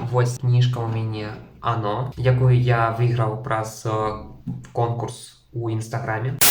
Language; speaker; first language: Belarusian; non-native, local second language; Russian